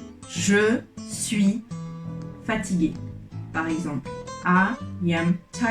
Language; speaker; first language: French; non-native, fluent; Punjabi